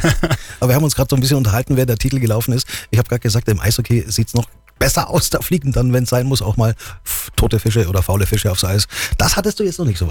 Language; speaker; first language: German; native; German